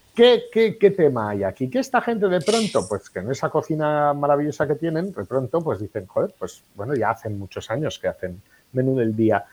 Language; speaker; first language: Spanish; non-native, local second language; Catalan